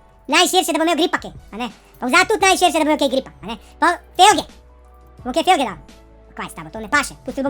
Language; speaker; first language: Slovenian; native; Slovenian